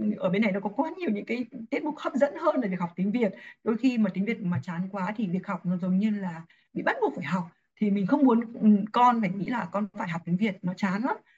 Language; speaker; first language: Vietnamese; native; Vietnamese